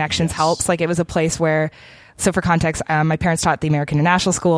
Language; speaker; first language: English; native; English